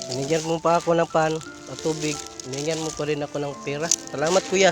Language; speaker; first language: Filipino; non-native, local second language; Cebuano